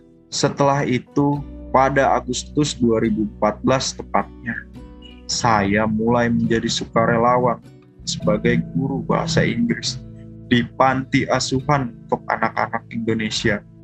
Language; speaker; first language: Indonesian; non-native, fluent; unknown